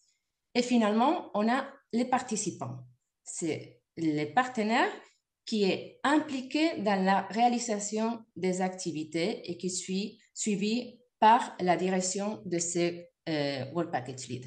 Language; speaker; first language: French; non-native, fluent; Spanish